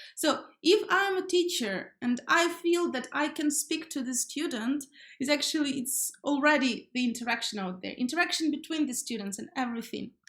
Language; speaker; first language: English; non-native, fluent; Ukrainian